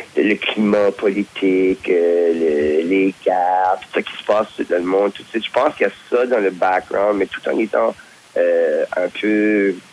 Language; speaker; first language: French; native; French